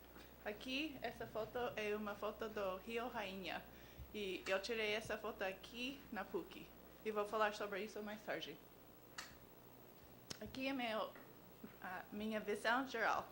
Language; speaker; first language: Portuguese; non-native, learner; English